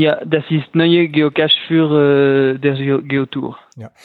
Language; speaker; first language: German; non-native, local second language; French